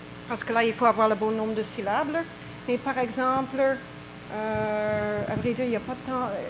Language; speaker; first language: French; native; French